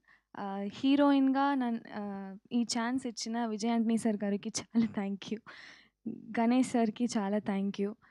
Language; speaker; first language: Telugu; early bilingual, heritage; Tamil